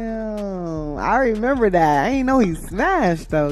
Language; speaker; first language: English; native; English